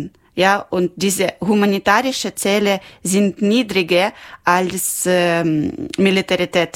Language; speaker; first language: German; non-native, learner; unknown